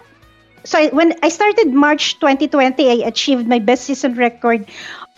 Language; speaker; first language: English; non-native, local second language; Filipino